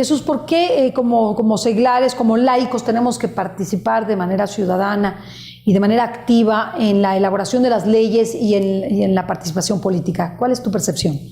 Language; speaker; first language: Spanish; native; Spanish